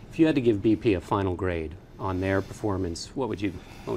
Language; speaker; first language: English; native; English